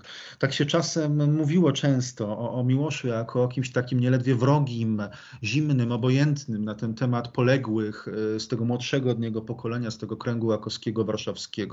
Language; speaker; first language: Polish; native; Polish